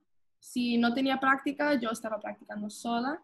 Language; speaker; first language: Spanish; early bilingual, heritage; English